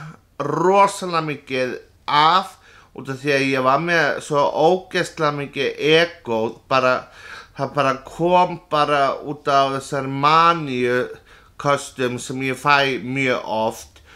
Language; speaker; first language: Icelandic; non-native, fluent; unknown